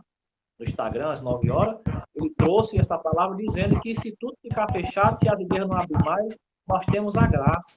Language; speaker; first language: Portuguese; native; Portuguese